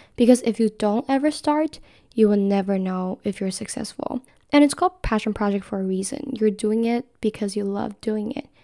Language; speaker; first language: English; non-native, fluent; Chinese